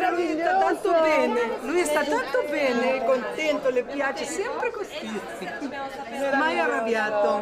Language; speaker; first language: Italian; non-native, learner; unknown